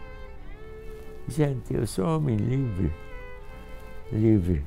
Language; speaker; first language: Portuguese; non-native, fluent; Hungarian